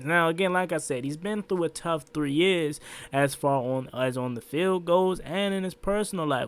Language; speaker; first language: English; native; English